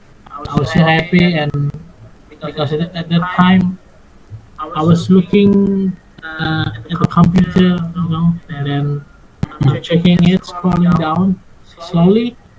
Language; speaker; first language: English; non-native, fluent; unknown